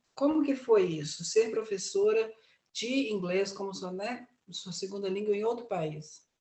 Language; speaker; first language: Portuguese; native; Portuguese